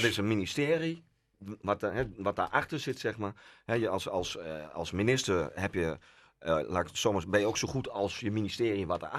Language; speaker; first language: Dutch; native; Dutch